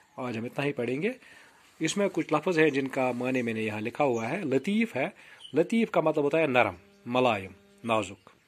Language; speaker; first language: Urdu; non-native, local second language; Kashmiri